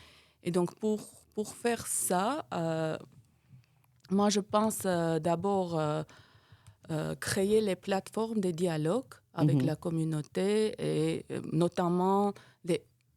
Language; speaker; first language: French; non-native, fluent; Armenian